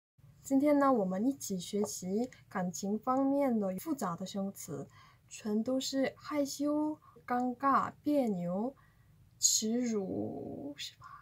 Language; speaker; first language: Chinese; non-native, fluent; Korean